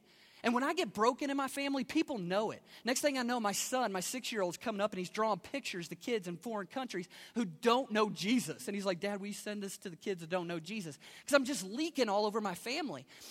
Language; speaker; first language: English; native; English